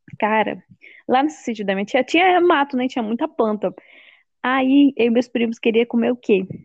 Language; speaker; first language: Portuguese; native; Portuguese